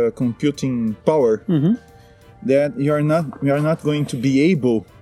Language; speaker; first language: English; non-native, fluent; Portuguese